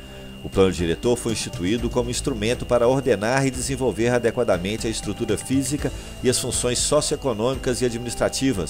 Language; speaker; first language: Portuguese; native; Portuguese